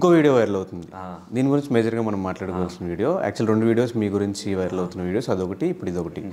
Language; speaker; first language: Telugu; native; Telugu